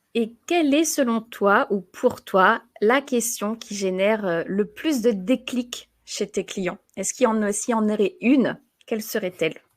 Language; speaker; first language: French; native; French